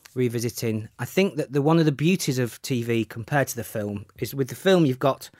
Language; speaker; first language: English; native; English